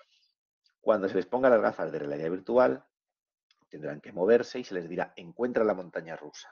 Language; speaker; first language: Spanish; native; Spanish